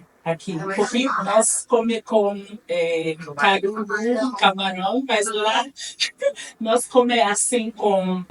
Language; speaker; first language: Portuguese; non-native, learner; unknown